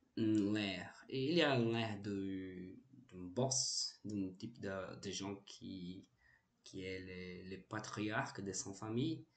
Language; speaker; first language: French; non-native, learner; Portuguese